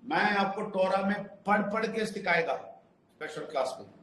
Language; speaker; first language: Hindi; non-native, local second language; Telugu